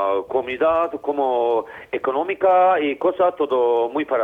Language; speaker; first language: Spanish; non-native, learner; Azerbaijani